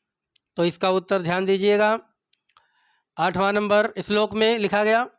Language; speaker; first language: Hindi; native; Hindi